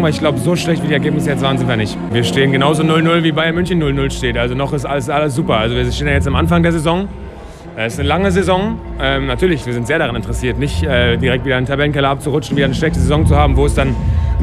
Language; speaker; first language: German; native; German